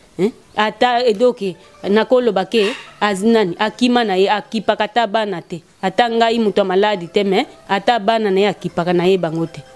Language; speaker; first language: Lingala; non-native, local second language; Kongo